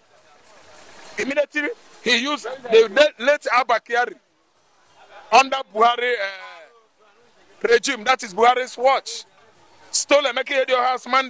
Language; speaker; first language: English; non-native, local second language; Igbo